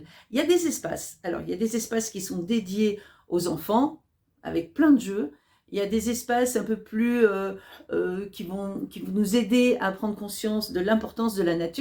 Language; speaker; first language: French; native; French